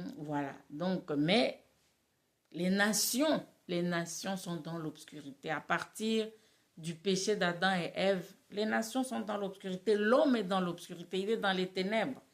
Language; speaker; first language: French; non-native, local second language; Lingala